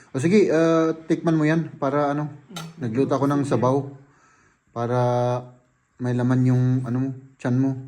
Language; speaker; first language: Filipino; native; Filipino